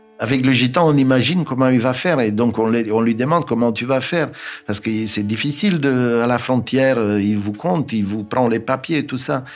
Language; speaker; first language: French; non-native, fluent; Romanian